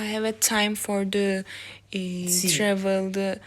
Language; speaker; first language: English; non-native, learner; Turkish